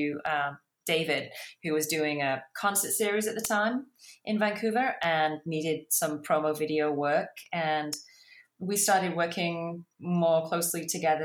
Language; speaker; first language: English; native; English